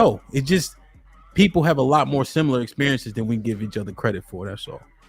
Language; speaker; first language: English; native; English